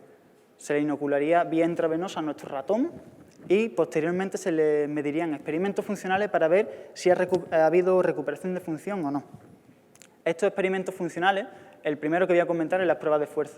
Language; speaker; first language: Spanish; native; Spanish